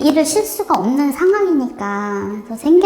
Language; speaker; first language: Korean; native; Korean